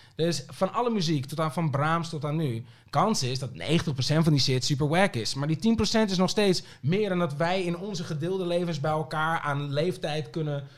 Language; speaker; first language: Dutch; early bilingual, other home language; Papiamento